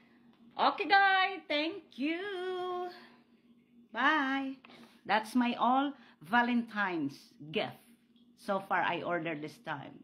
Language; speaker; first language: English; non-native, local second language; Filipino